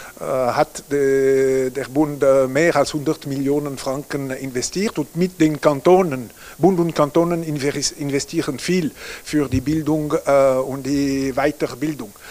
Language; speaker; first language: German; non-native, local second language; French